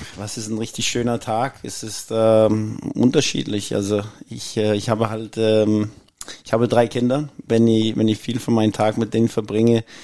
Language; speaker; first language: German; non-native, fluent; Danish